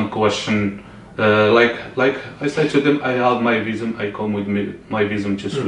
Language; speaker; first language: English; non-native, learner; Arabic